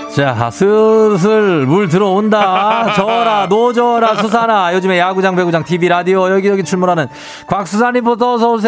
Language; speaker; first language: Korean; native; Korean